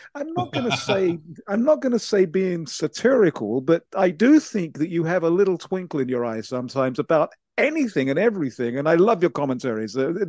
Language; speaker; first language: English; native; English